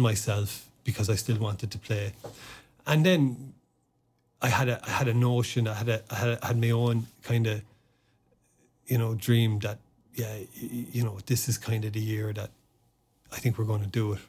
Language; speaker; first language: English; non-native, local second language; Irish